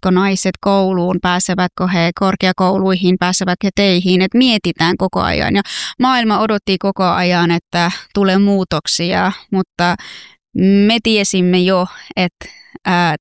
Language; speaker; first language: Finnish; non-native, fluent; Persian